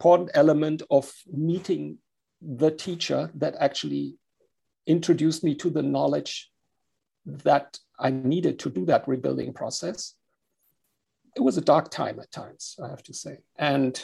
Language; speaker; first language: English; non-native, fluent; German